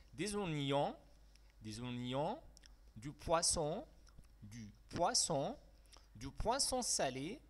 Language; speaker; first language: French; non-native, fluent; Arabic